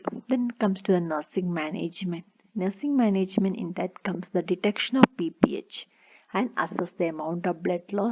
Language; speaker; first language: English; non-native, local second language; Malayalam